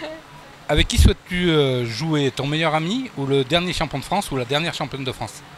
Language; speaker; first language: French; native; French